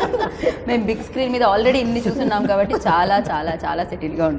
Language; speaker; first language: Telugu; native; Telugu